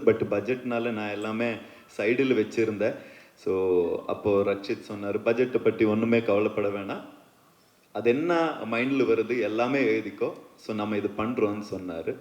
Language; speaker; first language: Tamil; non-native, learner; Kannada